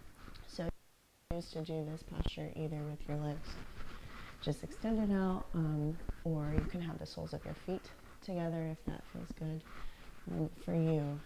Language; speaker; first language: English; native; English